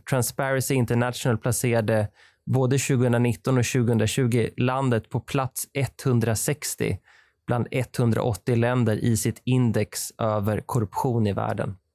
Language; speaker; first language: Swedish; native; Swedish